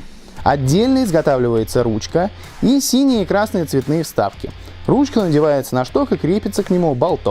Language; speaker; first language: Russian; native; Russian